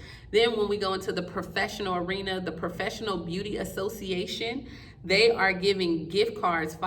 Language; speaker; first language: English; native; English